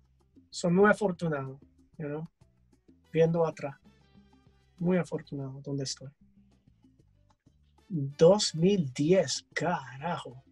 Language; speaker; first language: Spanish; early bilingual, heritage; English